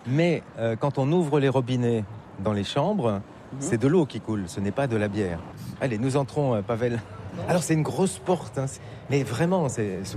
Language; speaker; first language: French; native; French